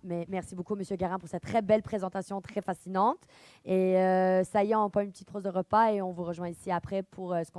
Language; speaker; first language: French; native; French